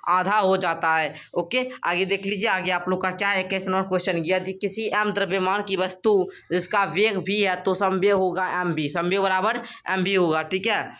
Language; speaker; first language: Hindi; native; Hindi